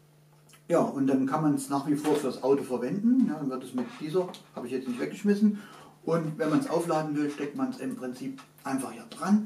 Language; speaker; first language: German; native; German